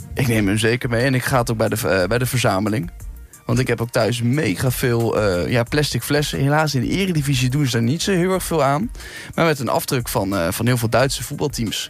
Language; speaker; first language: Dutch; native; Dutch